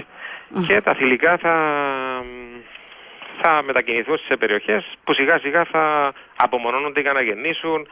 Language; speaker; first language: Greek; native; Greek